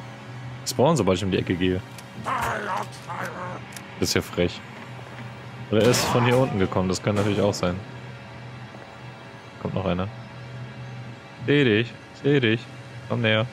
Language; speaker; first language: German; native; German